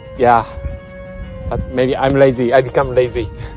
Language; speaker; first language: English; non-native, learner; Japanese